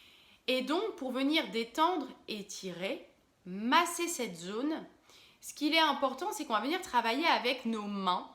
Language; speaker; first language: French; native; French